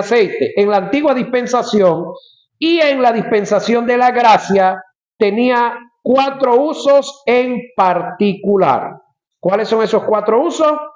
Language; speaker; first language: Spanish; native; Spanish